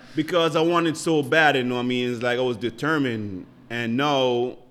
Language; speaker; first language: English; non-native, local second language; Jamaican Creole English